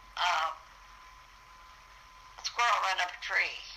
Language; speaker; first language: English; native; English